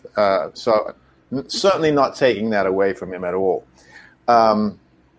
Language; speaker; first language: English; native; English